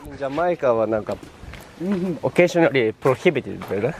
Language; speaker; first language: English; non-native, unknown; Japanese